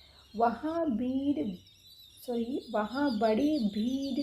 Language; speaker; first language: Hindi; non-native, fluent; Sinhala